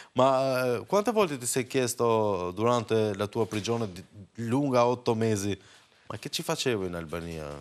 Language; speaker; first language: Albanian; native; Albanian